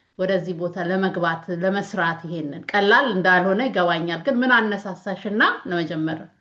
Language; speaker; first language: Amharic; native; Amharic